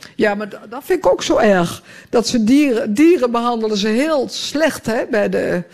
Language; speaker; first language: Dutch; native; Dutch